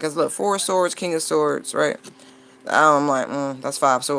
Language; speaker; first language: English; native; English